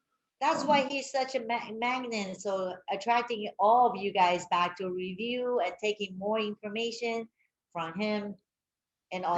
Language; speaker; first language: English; non-native, fluent; Chinese